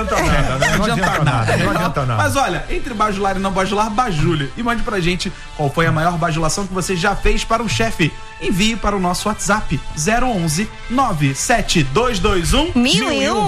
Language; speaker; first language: Portuguese; native; Portuguese